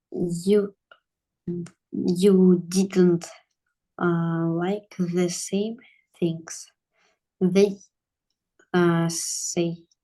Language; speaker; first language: English; non-native, learner; Russian